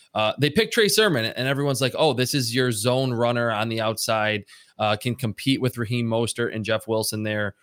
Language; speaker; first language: English; native; English